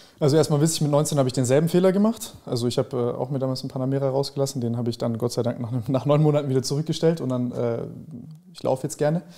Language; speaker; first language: German; early bilingual, other home language; Serbian